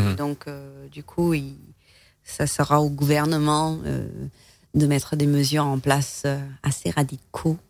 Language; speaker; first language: French; non-native, fluent; English